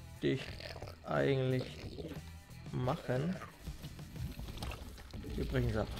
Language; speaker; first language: German; native; German